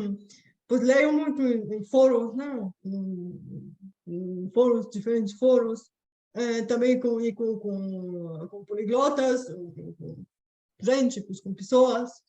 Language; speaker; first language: Portuguese; non-native, fluent; Bulgarian